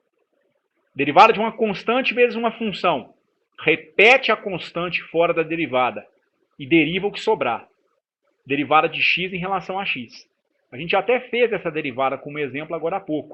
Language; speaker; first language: Portuguese; native; Portuguese